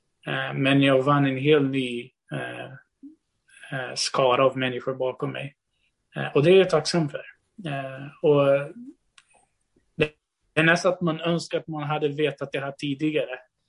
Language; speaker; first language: Swedish; non-native, fluent; Portuguese